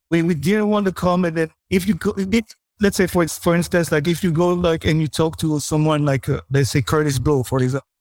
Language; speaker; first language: English; non-native, fluent; French